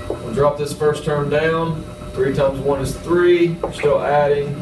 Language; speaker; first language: English; native; English